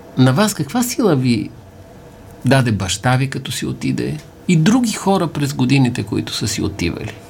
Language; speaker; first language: Bulgarian; native; Bulgarian